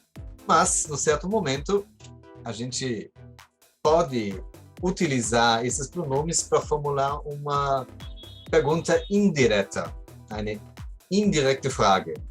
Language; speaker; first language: Portuguese; non-native, fluent; German